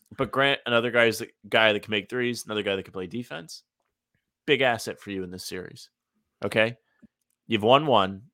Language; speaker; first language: English; native; English